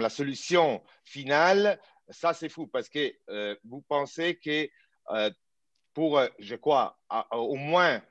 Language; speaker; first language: French; non-native, fluent; Italian